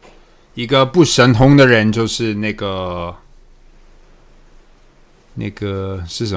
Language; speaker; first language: Chinese; non-native, fluent; English